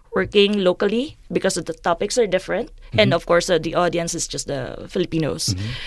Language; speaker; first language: English; non-native, local second language; Filipino